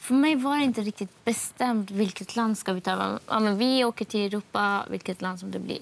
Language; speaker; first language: Swedish; non-native, fluent; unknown